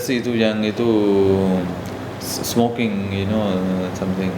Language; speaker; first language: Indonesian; non-native, learner; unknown